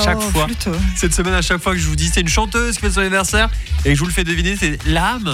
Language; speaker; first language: French; native; French